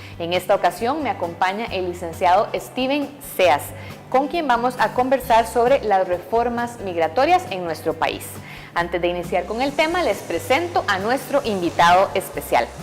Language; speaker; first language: Spanish; native; Spanish